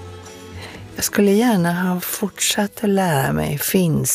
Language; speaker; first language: Swedish; native; Swedish